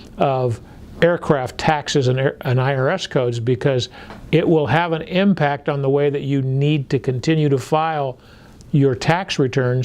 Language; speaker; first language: English; native; English